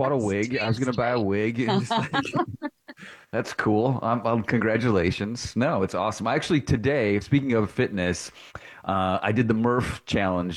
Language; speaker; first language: English; native; English